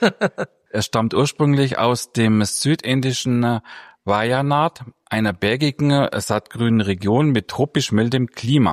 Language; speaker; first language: German; native; German